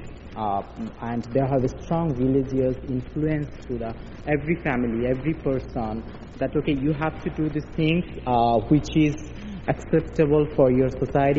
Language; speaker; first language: English; non-native, local second language; Bangla